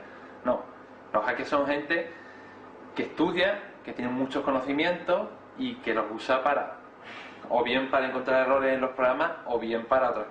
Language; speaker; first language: Spanish; native; Spanish